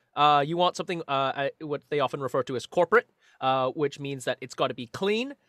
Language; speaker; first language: English; native; English